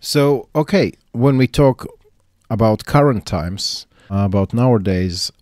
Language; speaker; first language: English; non-native, fluent; Latvian